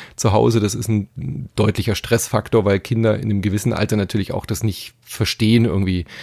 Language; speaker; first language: German; native; German